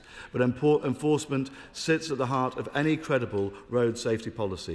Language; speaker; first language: English; native; English